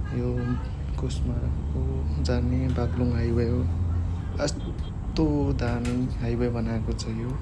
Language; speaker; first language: Nepali; non-native, local second language; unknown